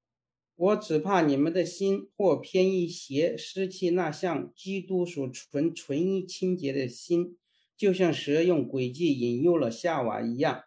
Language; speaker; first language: Chinese; native; Chinese